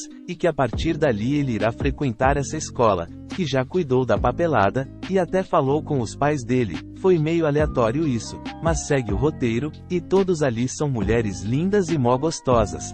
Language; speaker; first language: Portuguese; native; Portuguese